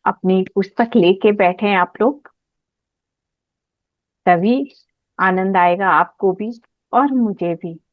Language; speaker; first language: Hindi; native; Hindi